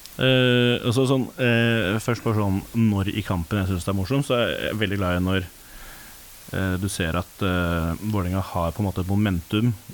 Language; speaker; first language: Norwegian; native; Norwegian